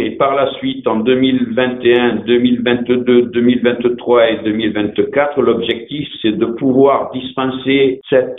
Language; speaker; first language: French; native; French